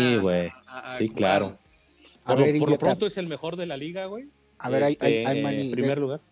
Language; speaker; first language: Spanish; native; Spanish